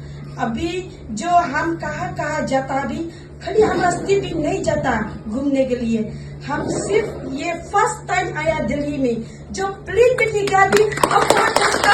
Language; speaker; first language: Hindi; non-native, local second language; Khasi